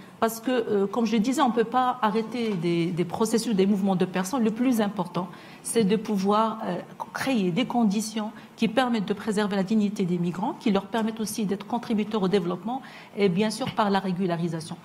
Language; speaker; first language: French; non-native, local second language; Arabic